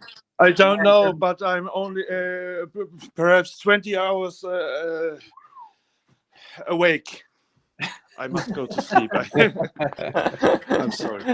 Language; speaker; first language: English; non-native, learner; German